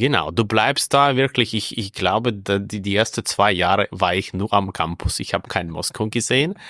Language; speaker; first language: German; non-native, fluent; Russian